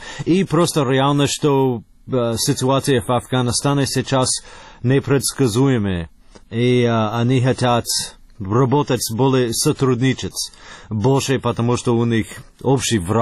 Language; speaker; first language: Russian; non-native, fluent; English